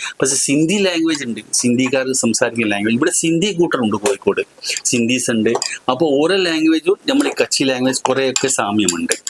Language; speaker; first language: Malayalam; non-native, local second language; Gujarati